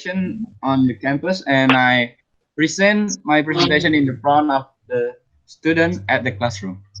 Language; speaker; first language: English; non-native, learner; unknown